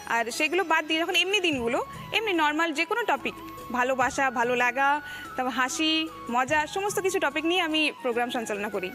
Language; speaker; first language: Bangla; non-native, local second language; Santali